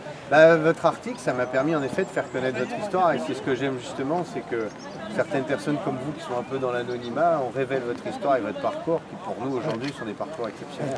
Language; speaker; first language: French; native; French